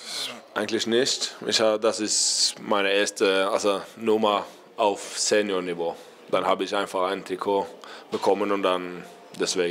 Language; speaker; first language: German; non-native, learner; Norwegian